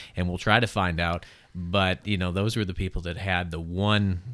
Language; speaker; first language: English; native; English